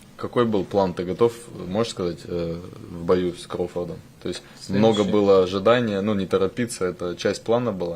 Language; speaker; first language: Russian; native; Russian